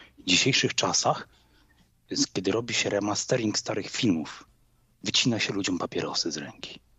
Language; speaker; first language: Polish; native; Polish